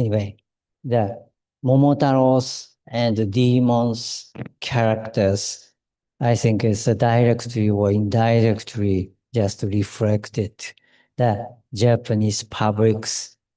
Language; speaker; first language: English; non-native, learner; Japanese